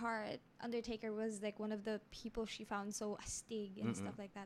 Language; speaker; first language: English; non-native, local second language; Filipino